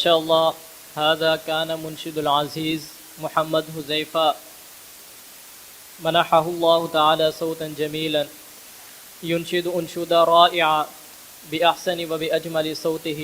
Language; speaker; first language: Arabic; non-native, learner; Urdu